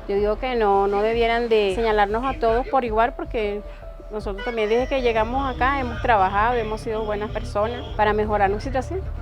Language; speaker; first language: Spanish; native; Spanish